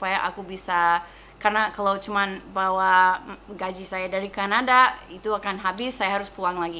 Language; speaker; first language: Indonesian; non-native, fluent; English